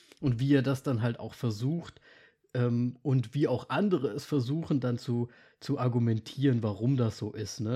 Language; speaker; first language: German; native; German